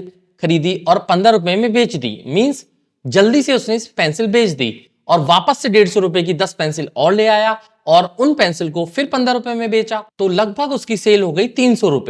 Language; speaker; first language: Hindi; native; Hindi